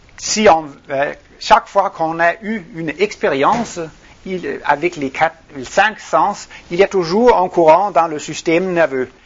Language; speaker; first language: French; non-native, fluent; Danish